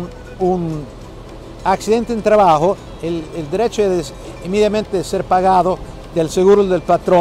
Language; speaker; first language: Spanish; non-native, fluent; English